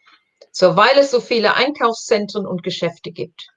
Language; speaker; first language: German; non-native, learner; English